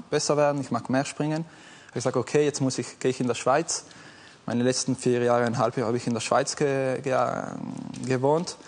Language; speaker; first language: German; non-native, fluent; Italian